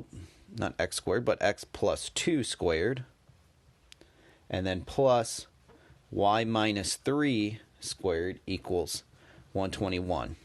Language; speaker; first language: English; native; English